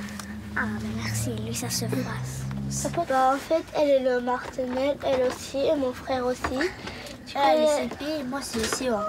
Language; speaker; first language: French; early bilingual, other home language; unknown